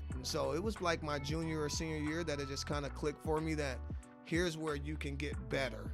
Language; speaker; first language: English; native; English